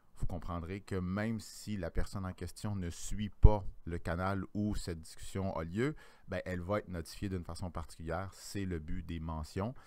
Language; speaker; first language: French; native; French